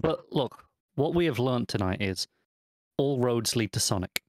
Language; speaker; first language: English; native; English